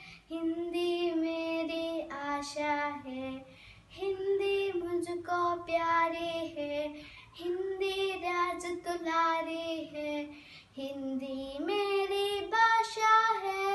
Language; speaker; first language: Hindi; non-native, local second language; Malayalam